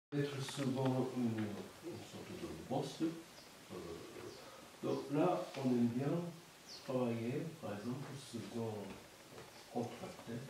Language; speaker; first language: French; non-native, learner; Japanese